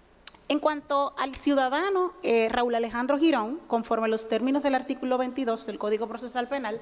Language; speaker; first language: Spanish; native; Spanish